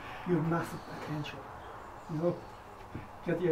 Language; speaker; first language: English; native; English